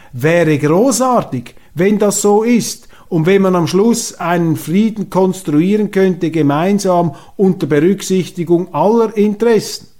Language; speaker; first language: German; native; German